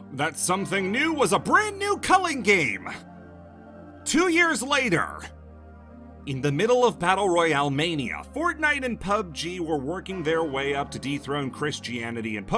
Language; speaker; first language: English; native; English